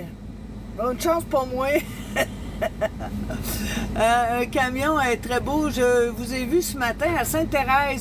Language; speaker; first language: French; native; French